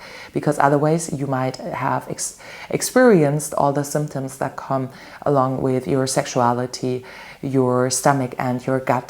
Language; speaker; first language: English; non-native, fluent; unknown